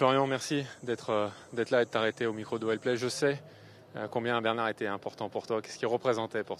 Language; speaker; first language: French; native; French